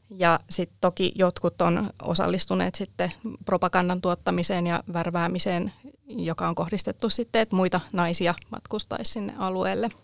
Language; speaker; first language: Finnish; native; Finnish